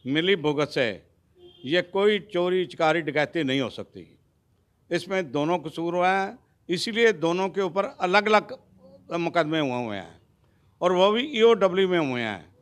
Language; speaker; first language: Hindi; non-native, local second language; Punjabi